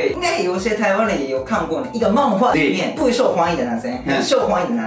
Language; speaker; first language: Chinese; non-native, learner; Japanese